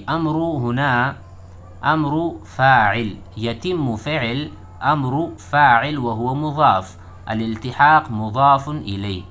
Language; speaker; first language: Arabic; non-native, fluent; Urdu